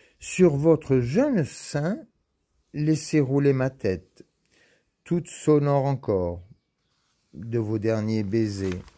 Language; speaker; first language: French; native; French